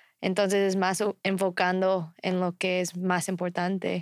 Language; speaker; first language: Spanish; non-native, fluent; English